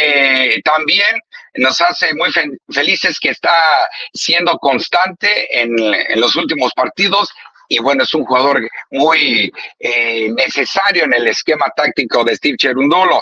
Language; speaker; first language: Spanish; native; Spanish